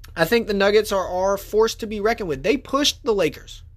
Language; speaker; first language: English; native; English